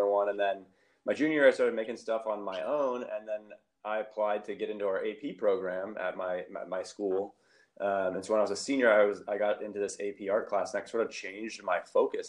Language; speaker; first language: English; native; English